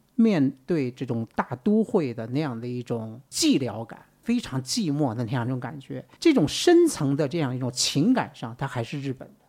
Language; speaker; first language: Chinese; native; Chinese